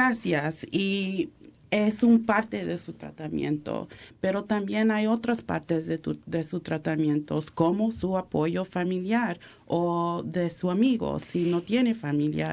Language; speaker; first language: Spanish; early bilingual, heritage; English